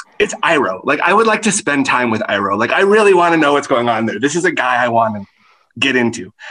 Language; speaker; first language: English; native; English